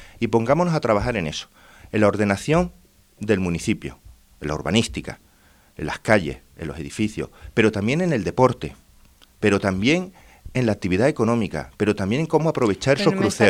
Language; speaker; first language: Spanish; native; Spanish